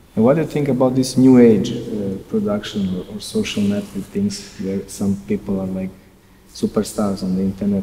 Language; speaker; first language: English; non-native, learner; Serbian